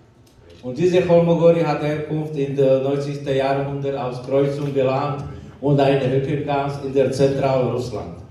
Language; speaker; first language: German; non-native, learner; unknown